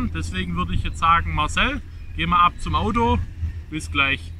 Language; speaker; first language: German; native; German